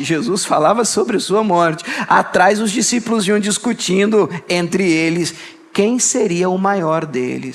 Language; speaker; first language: Portuguese; native; Portuguese